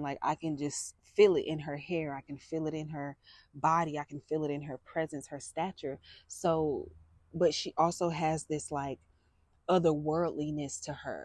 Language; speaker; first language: English; native; English